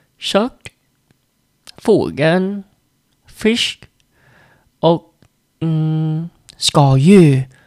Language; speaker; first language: Swedish; non-native, learner; Vietnamese